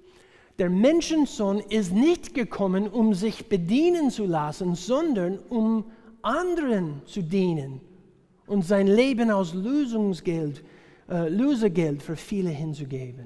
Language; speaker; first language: German; non-native, fluent; English